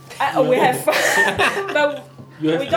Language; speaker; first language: English; non-native, learner; Chinese